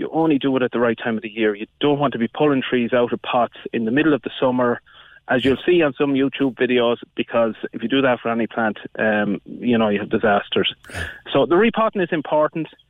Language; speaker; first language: English; native; English